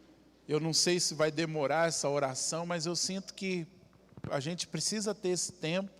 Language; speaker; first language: Portuguese; native; Portuguese